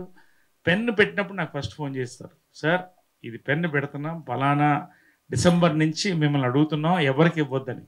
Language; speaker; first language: Telugu; native; Telugu